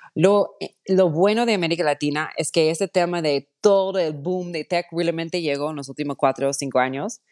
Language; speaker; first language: Spanish; non-native, fluent; English